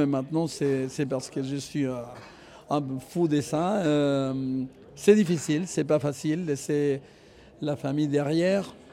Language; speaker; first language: French; non-native, fluent; Spanish